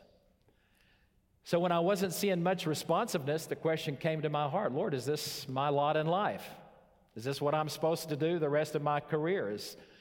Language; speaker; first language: English; native; English